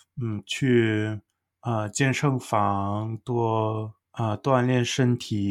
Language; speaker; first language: Chinese; non-native, fluent; English